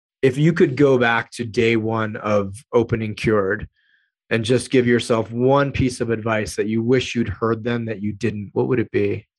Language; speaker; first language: English; native; English